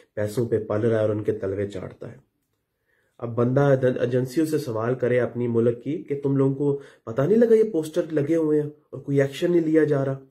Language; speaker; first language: Urdu; non-native, local second language; Punjabi